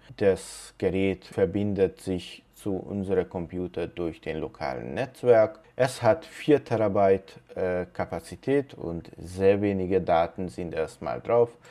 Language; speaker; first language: German; non-native, fluent; Hungarian